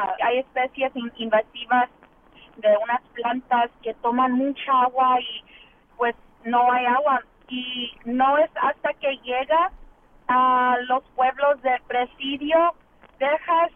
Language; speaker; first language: Spanish; early bilingual, heritage; Spanish